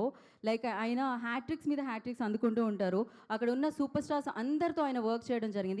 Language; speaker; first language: Telugu; native; Telugu